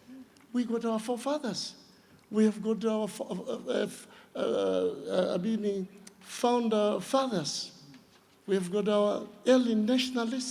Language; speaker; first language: English; non-native, local second language; Shona